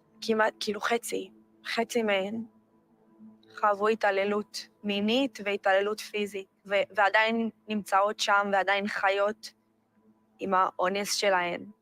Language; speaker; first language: Hebrew; native; Hebrew